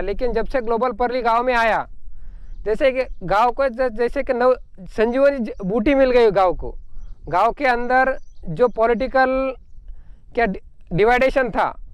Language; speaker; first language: Hindi; non-native, local second language; Marathi